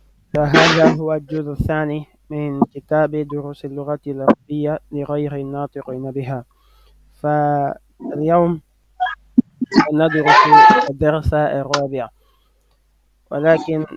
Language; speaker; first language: Arabic; non-native, fluent; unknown